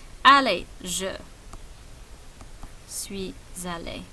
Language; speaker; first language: French; non-native, fluent; English